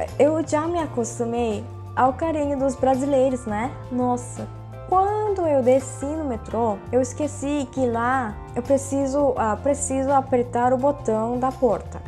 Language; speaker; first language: Portuguese; non-native, fluent; Korean